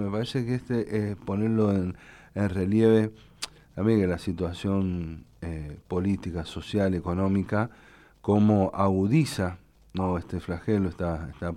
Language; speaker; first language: Spanish; native; Spanish